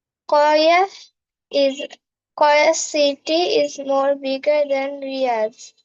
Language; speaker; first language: English; non-native, learner; Bangla